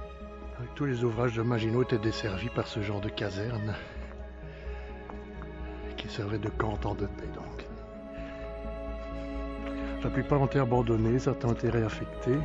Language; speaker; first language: French; native; French